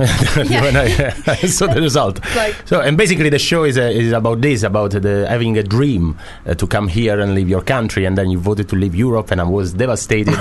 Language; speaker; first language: English; non-native, fluent; Italian